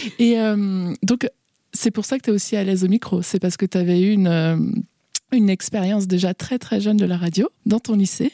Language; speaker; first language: French; native; French